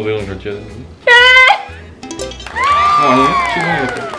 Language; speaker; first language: Korean; native; Korean